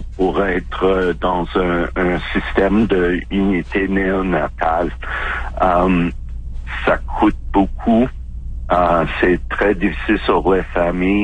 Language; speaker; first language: French; non-native, fluent; English